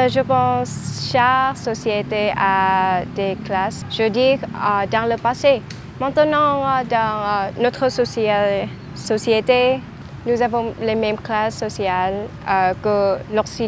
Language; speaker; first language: French; non-native, learner; Vietnamese